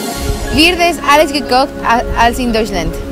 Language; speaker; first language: German; non-native, learner; Spanish